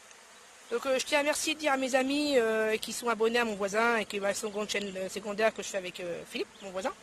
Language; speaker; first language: French; native; French